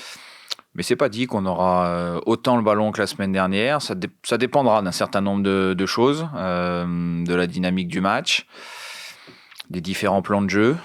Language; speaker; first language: French; native; French